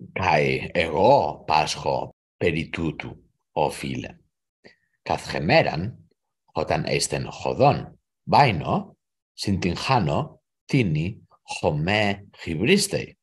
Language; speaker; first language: Greek; non-native, learner; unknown